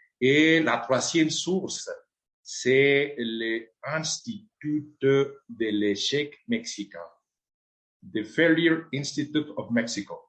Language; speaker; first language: French; non-native, fluent; Spanish